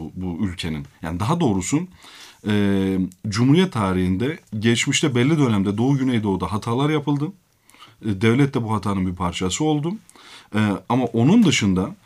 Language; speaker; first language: Turkish; non-native, local second language; Kurdish